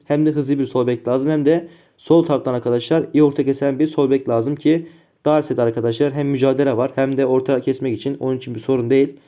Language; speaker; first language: Turkish; native; Turkish